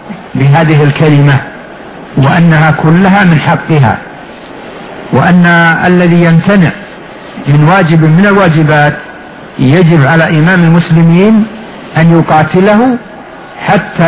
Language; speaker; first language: Arabic; native; Arabic